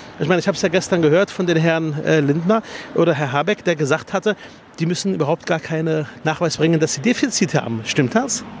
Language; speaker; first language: German; early bilingual, other home language; Arabic